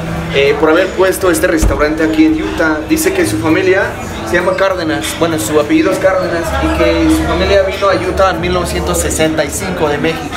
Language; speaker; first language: Spanish; non-native, fluent; English